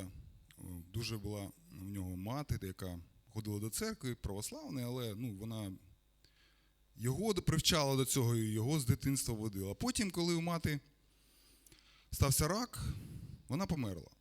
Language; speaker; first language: Ukrainian; non-native, local second language; Russian